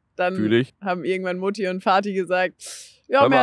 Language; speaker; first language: German; native; German